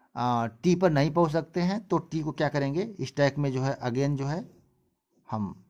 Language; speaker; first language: Hindi; native; Hindi